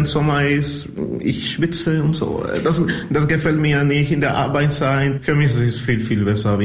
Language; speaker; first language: German; non-native, learner; Spanish